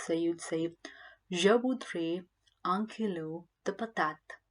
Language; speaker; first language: French; non-native, learner; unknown